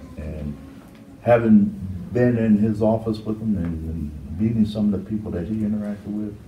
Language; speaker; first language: English; native; English